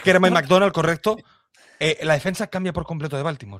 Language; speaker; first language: Spanish; native; Spanish